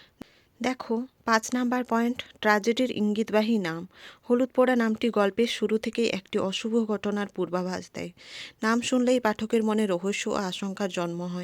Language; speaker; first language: Bangla; native; Bangla